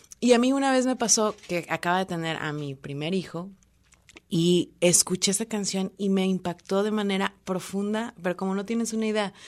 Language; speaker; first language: Spanish; early bilingual, heritage; Spanish